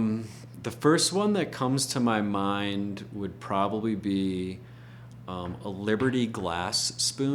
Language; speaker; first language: English; native; English